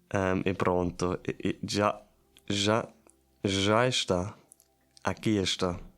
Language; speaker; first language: Portuguese; non-native, learner; German